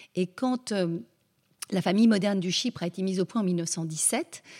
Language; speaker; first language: French; native; French